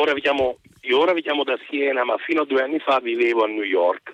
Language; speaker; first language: Italian; native; Italian